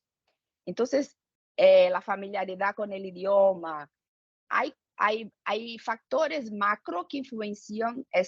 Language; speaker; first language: Spanish; non-native, fluent; Portuguese